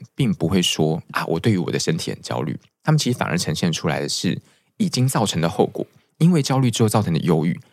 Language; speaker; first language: Chinese; native; Chinese